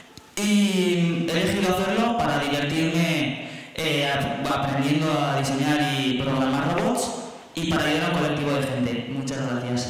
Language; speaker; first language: Spanish; native; Spanish